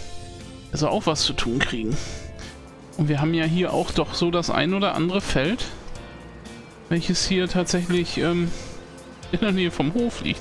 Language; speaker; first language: German; native; German